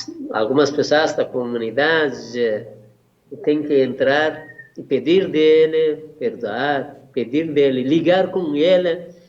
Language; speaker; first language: Portuguese; non-native, learner; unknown